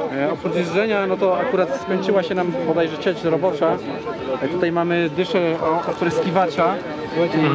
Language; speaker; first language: Polish; native; Polish